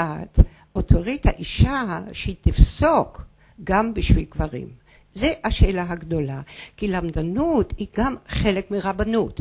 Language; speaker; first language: Hebrew; non-native, fluent; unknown